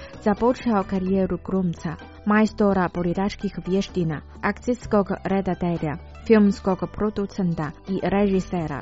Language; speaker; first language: Croatian; non-native, fluent; Chinese